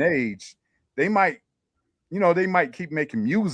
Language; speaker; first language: English; native; English